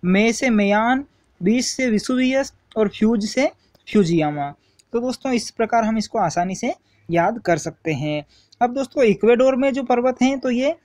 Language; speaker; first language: Hindi; native; Hindi